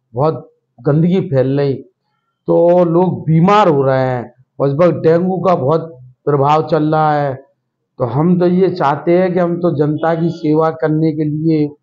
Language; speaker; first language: Hindi; native; Hindi